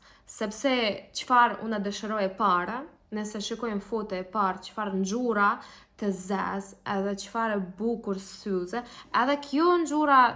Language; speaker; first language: Albanian; non-native, learner; Russian